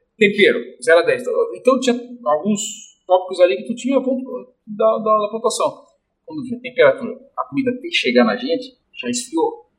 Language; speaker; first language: Portuguese; native; Portuguese